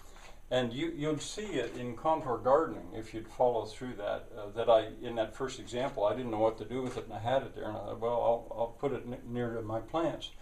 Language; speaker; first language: English; native; English